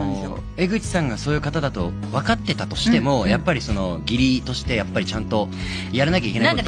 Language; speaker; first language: Japanese; native; Japanese